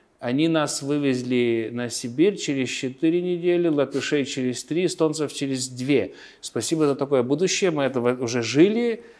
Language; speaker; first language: Russian; non-native, local second language; Lithuanian